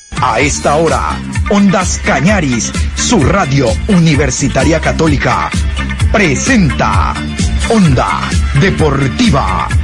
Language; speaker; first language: Spanish; native; Spanish